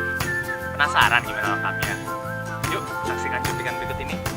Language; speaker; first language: Indonesian; native; Indonesian